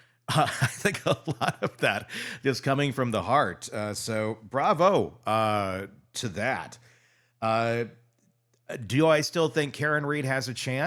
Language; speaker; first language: English; native; English